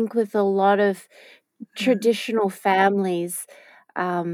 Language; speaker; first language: English; native; English